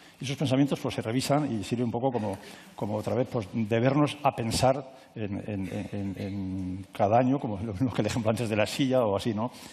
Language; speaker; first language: Spanish; native; Spanish